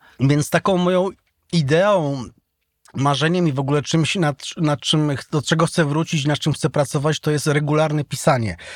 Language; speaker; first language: Polish; native; Polish